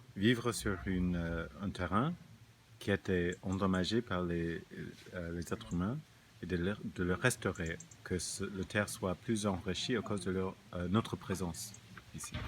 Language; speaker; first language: French; non-native, fluent; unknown